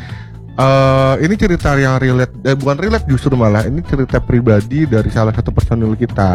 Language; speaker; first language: Indonesian; native; Indonesian